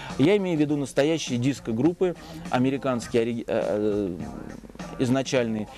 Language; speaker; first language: Russian; native; Russian